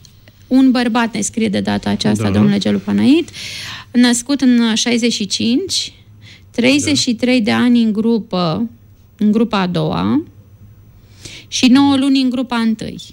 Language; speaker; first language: Romanian; native; Romanian